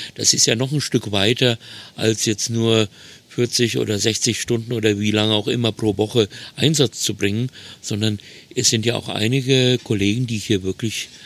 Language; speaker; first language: German; native; German